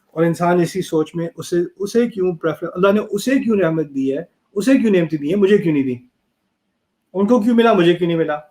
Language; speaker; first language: Urdu; early bilingual, heritage; Urdu